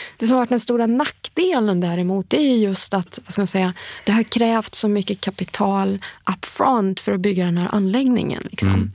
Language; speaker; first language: Swedish; early bilingual, heritage; Swedish